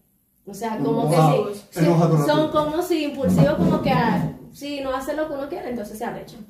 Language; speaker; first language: Spanish; native; Spanish